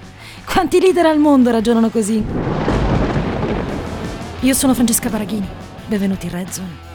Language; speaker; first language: Italian; native; Italian